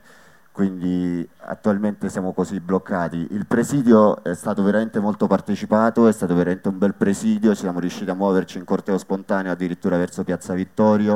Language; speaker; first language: Italian; native; Italian